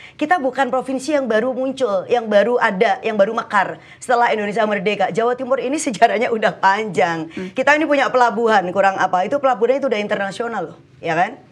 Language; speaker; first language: Indonesian; native; Indonesian